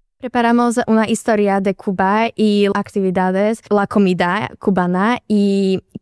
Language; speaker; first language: Spanish; non-native, learner; Slovak